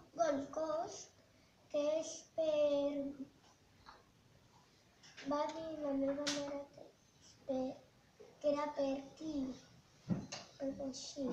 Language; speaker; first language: Catalan; non-native, local second language; Spanish